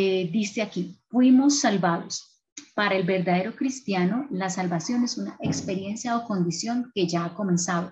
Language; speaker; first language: Spanish; native; Spanish